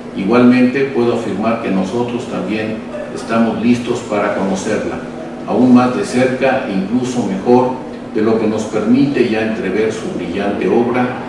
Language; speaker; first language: Spanish; native; Spanish